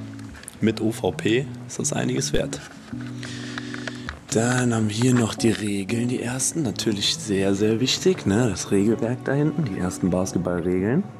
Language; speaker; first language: German; native; German